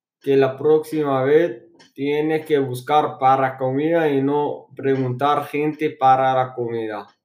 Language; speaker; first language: Spanish; non-native, learner; English